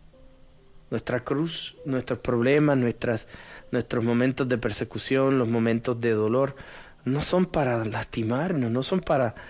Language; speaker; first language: Spanish; native; Spanish